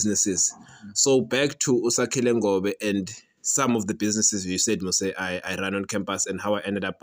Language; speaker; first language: English; non-native, local second language; Swati